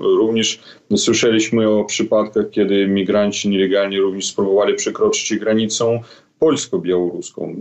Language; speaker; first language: Polish; non-native, fluent; Belarusian